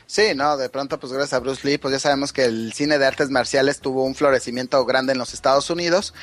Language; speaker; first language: Spanish; native; Spanish